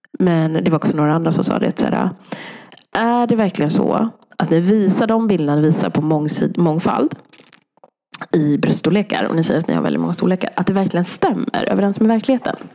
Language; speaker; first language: Swedish; early bilingual, other home language; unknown